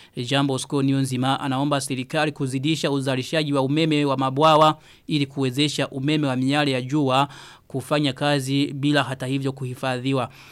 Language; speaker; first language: Swahili; non-native, local second language; Rundi